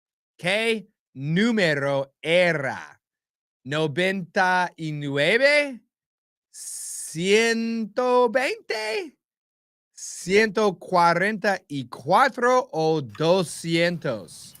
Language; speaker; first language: Spanish; non-native, learner; English